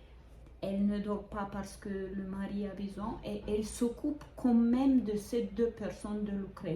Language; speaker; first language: French; non-native, fluent; Ukrainian